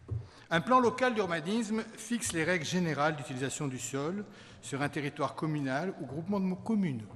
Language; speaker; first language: French; native; French